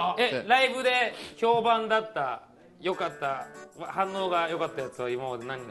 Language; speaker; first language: Japanese; native; Japanese